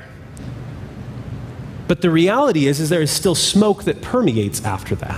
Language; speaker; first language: English; native; English